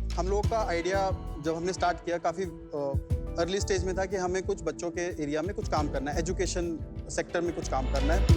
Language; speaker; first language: Hindi; native; Hindi